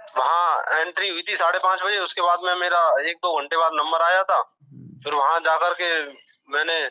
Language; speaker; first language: Hindi; native; Hindi